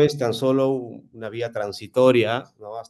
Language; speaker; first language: Spanish; native; Spanish